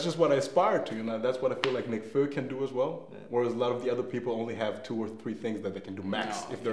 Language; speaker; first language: English; non-native, fluent; Danish